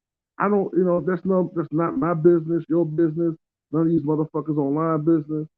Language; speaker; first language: English; native; English